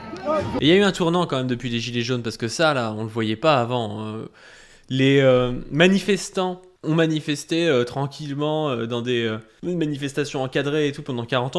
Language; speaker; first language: French; native; French